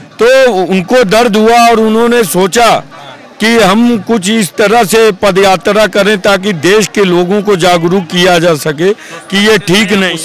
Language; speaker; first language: Hindi; native; Hindi